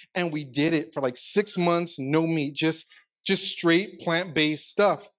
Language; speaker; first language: English; native; English